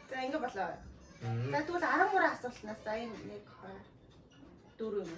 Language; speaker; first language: Mongolian; native; Mongolian